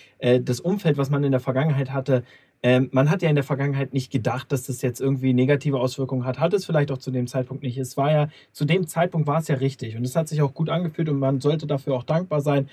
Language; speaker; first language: German; native; German